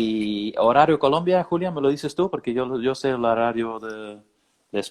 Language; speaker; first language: Spanish; non-native, fluent; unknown